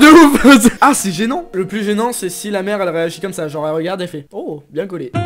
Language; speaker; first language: French; native; French